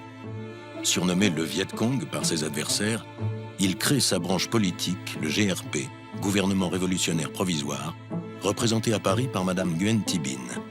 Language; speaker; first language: French; native; French